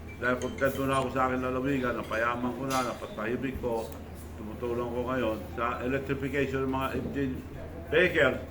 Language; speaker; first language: Filipino; non-native, local second language; Iloko